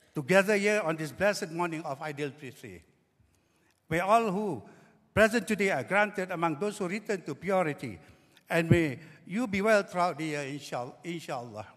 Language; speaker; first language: English; non-native, local second language; Malay